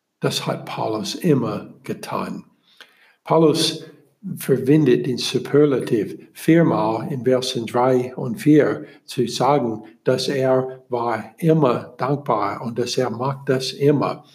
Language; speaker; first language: German; non-native, learner; English